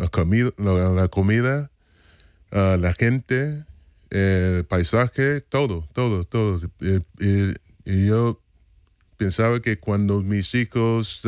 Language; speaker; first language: Spanish; non-native, fluent; English